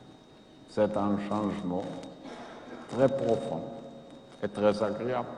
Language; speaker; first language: French; non-native, fluent; Yiddish